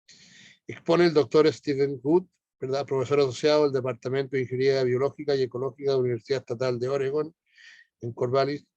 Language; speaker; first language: Spanish; native; Spanish